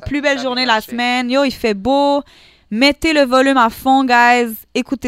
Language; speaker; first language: French; native; French